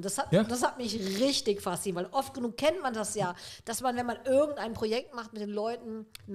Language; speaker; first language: German; native; German